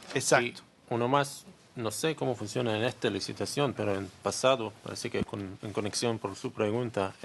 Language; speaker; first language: Spanish; non-native, learner; Hebrew